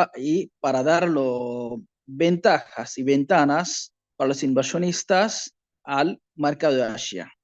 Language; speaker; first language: Spanish; non-native, learner; Bangla